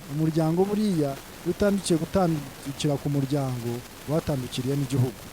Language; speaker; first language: Kinyarwanda; early bilingual, heritage; Kinyarwanda